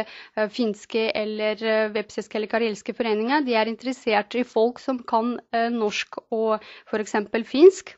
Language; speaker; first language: Norwegian; non-native, fluent; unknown